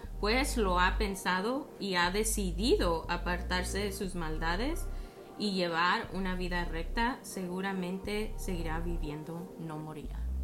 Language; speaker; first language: Spanish; early bilingual, heritage; Spanish